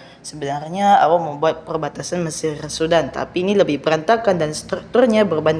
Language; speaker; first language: Indonesian; native; Indonesian